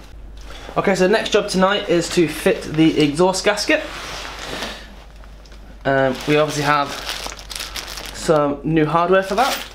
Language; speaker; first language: English; native; English